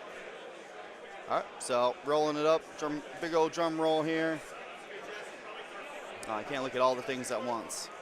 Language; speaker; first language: English; native; English